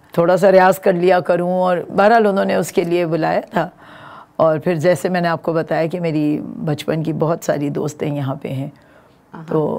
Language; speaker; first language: Urdu; native; Urdu